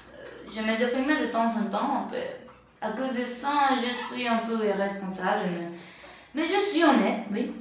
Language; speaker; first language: French; non-native, learner; Spanish